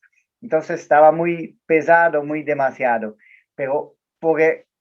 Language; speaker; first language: Spanish; non-native, learner; Portuguese